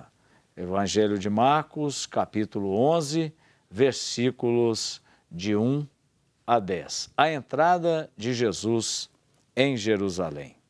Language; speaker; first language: Portuguese; native; Portuguese